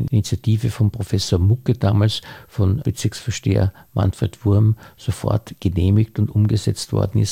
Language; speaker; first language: German; native; German